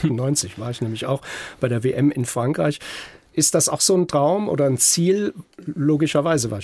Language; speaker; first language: German; native; German